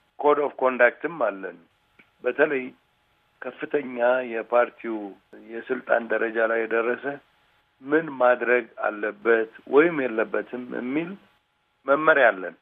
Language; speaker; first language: Amharic; non-native, local second language; Tigrinya